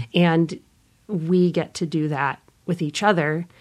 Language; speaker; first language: English; native; English